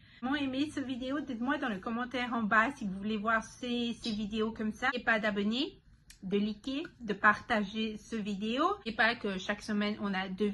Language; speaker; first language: French; non-native, fluent; Spanish